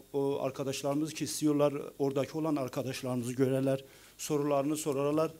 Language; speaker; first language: Turkish; non-native, learner; Azerbaijani